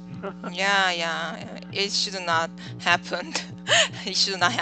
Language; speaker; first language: English; non-native, learner; Korean